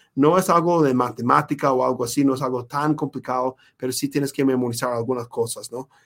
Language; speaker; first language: Spanish; non-native, fluent; English